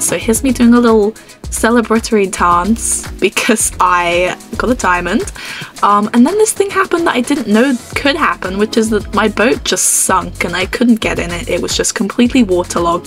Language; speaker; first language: English; native; English